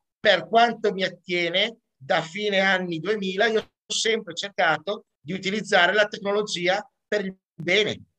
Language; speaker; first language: Italian; native; Italian